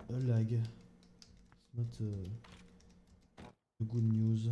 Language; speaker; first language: English; non-native, learner; French